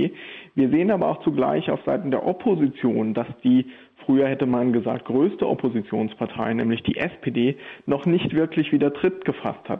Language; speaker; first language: German; native; German